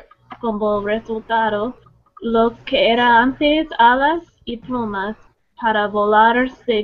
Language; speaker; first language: Spanish; non-native, learner; English